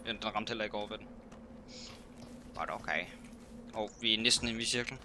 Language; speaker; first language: Danish; native; Danish